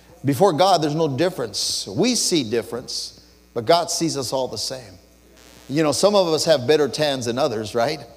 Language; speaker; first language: English; early bilingual, other home language; Spanish